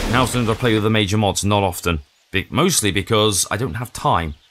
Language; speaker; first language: English; native; English